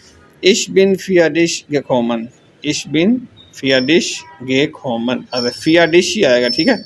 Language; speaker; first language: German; non-native, fluent; Urdu